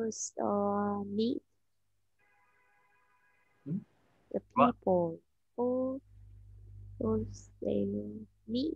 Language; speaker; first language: English; non-native, learner; Vietnamese